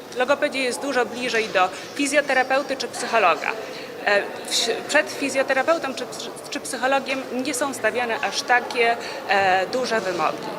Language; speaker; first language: Polish; native; Polish